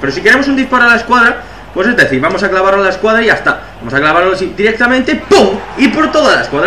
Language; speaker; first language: Spanish; native; Spanish